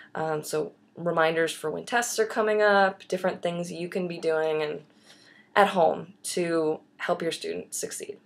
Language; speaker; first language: English; native; English